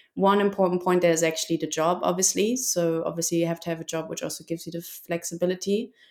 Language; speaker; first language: English; non-native, fluent; German